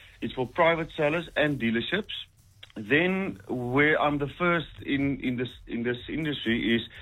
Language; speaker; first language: English; non-native, local second language; Afrikaans